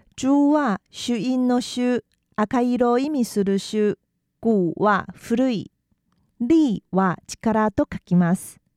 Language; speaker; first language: Japanese; non-native, fluent; Chinese